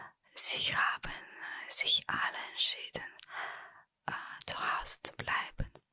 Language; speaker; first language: German; non-native, fluent; Russian